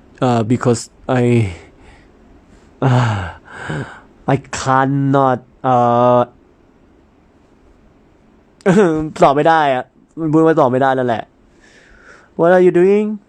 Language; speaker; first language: English; non-native, learner; Thai